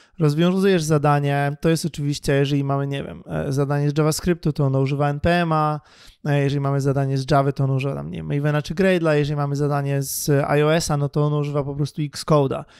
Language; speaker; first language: Polish; native; Polish